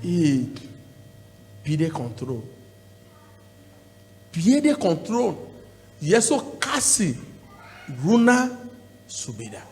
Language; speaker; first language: Spanish; non-native, learner; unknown